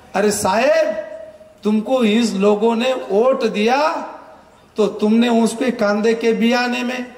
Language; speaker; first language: Hindi; non-native, local second language; Marathi